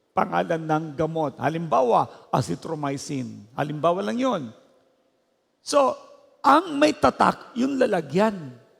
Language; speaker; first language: Filipino; native; Filipino